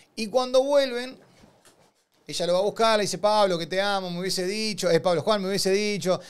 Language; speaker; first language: Spanish; native; Spanish